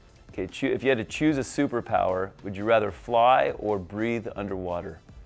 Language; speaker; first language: English; native; English